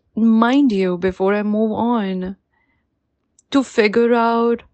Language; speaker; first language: English; non-native, local second language; Hindi